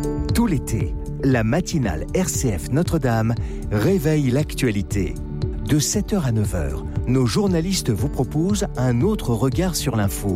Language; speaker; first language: French; native; French